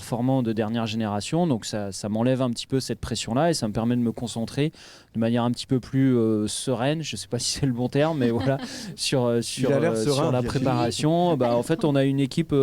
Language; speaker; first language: French; native; French